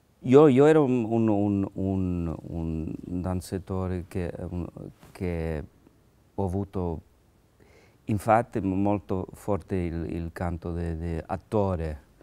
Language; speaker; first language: Italian; non-native, learner; English